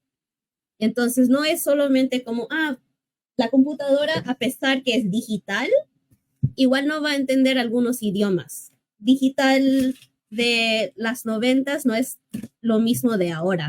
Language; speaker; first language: Spanish; early bilingual, heritage; English